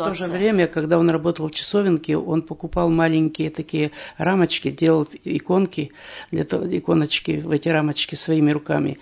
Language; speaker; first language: Russian; native; Russian